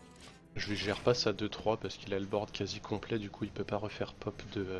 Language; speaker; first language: French; native; French